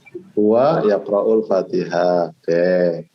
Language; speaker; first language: Arabic; non-native, fluent; Indonesian